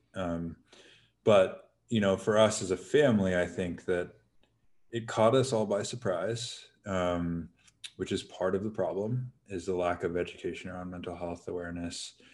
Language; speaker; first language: English; native; English